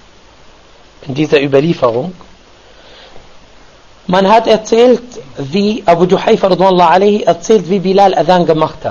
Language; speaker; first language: German; non-native, fluent; Arabic